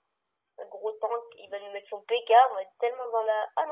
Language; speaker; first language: French; native; French